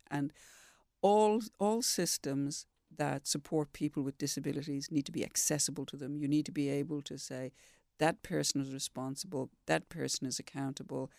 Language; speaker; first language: English; native; English